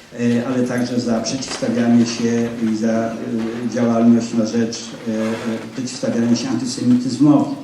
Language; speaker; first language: Polish; native; Polish